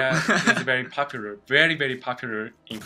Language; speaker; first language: English; non-native, learner; Korean